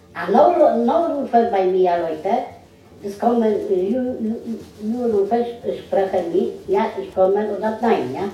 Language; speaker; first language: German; non-native, learner; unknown